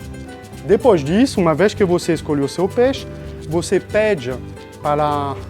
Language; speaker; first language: Portuguese; non-native, fluent; French